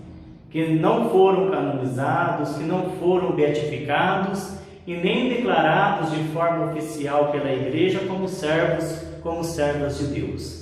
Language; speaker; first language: Portuguese; native; Portuguese